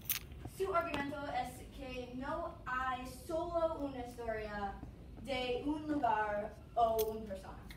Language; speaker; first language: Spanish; non-native, learner; English